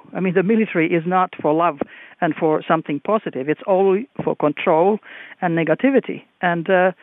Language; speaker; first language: English; non-native, fluent; Finnish